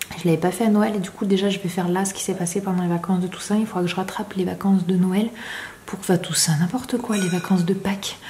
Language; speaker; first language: French; native; French